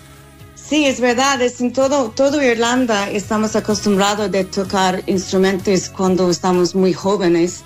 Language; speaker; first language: Spanish; non-native, fluent; English